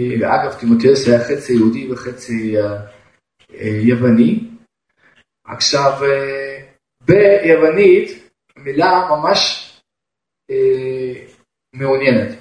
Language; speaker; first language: Hebrew; non-native, fluent; Russian